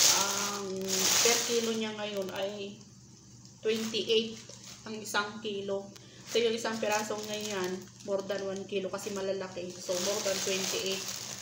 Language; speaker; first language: Filipino; non-native, local second language; Iloko